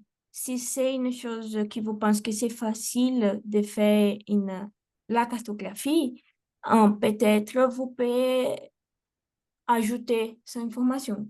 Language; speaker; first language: French; non-native, fluent; Portuguese